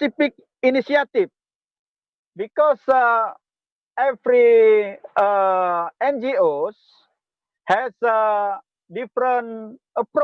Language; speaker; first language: English; non-native, local second language; Indonesian